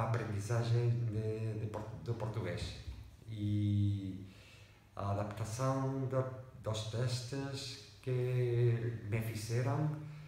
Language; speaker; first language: Portuguese; non-native, fluent; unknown